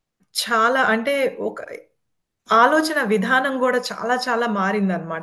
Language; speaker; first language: Telugu; native; Telugu